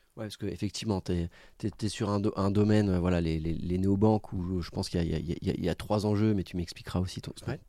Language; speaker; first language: French; native; French